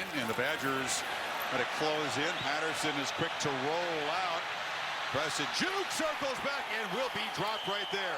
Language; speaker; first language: English; native; English